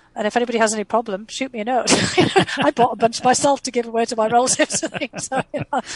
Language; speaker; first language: English; native; English